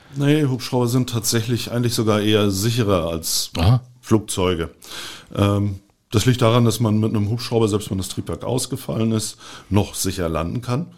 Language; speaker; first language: German; native; German